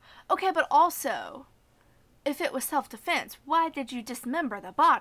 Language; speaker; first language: English; native; English